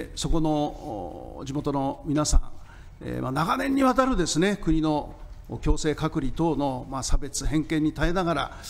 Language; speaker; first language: Japanese; native; Japanese